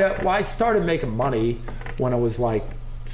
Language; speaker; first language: English; native; English